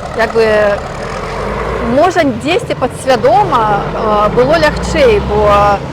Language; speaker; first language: Belarusian; non-native, local second language; Russian